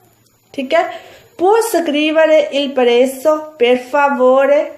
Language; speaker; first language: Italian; non-native, fluent; Urdu